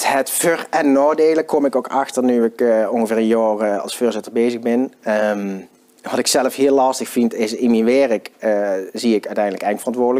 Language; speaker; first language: Dutch; native; Dutch